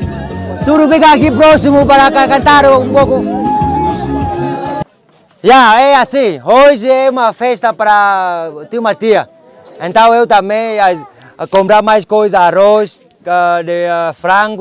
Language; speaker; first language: Portuguese; non-native, learner; Vietnamese